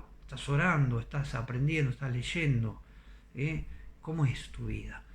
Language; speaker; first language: Spanish; native; Spanish